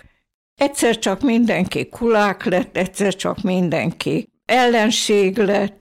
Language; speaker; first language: Hungarian; native; Hungarian